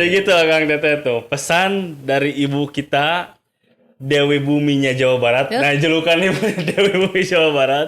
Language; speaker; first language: Indonesian; native; Indonesian